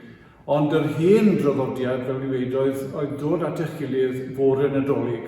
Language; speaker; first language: Welsh; native; Welsh